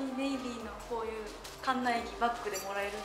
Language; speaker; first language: Japanese; native; Japanese